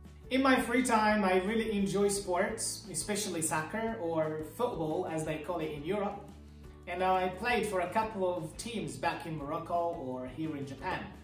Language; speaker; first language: English; non-native, fluent; Arabic